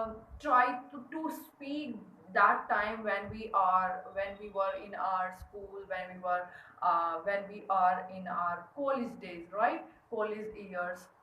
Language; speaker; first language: English; non-native, learner; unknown